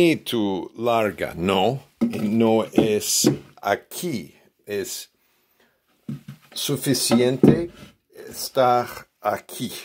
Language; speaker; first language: Portuguese; non-native, learner; Spanish